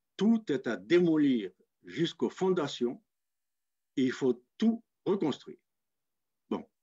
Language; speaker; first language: French; non-native, local second language; Kabyle